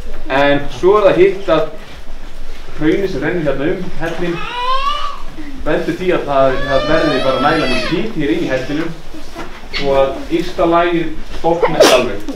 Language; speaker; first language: Icelandic; native; Icelandic